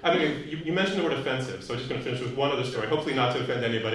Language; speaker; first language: English; native; English